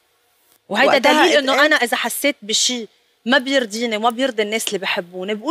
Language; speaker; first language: Arabic; native; Arabic